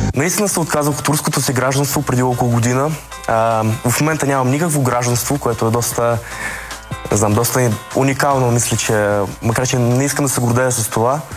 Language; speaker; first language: Bulgarian; early bilingual, other home language; Russian